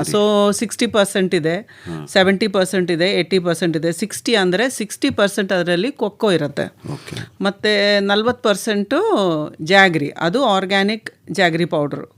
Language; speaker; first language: Kannada; non-native, local second language; Malayalam